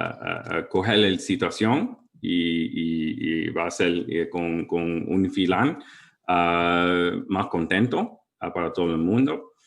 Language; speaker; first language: Spanish; early bilingual, heritage; English